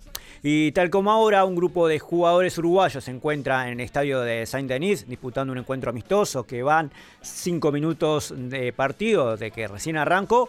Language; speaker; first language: Spanish; native; Spanish